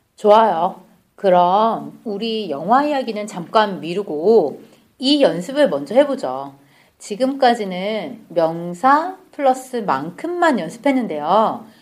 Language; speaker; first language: Korean; native; Korean